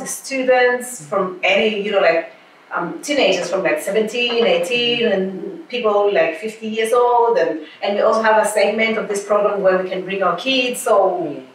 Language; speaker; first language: English; non-native, fluent; Portuguese